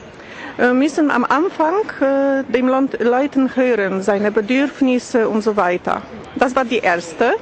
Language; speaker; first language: German; non-native, learner; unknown